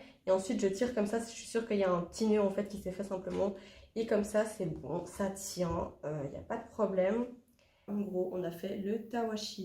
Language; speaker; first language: French; native; French